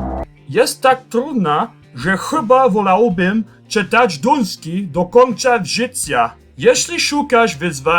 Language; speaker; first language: Polish; non-native, fluent; French